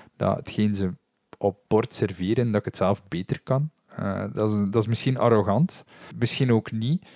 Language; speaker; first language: Dutch; native; Dutch